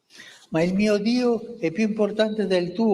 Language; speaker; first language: Italian; non-native, fluent; Spanish